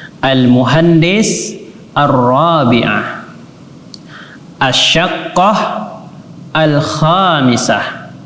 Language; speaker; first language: Arabic; non-native, fluent; Indonesian